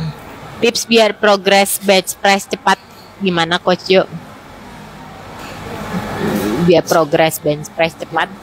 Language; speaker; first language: Indonesian; native; Indonesian